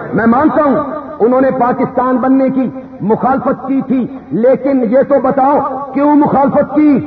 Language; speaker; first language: Urdu; non-native, local second language; Punjabi